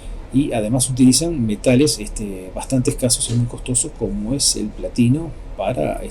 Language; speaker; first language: Spanish; native; Spanish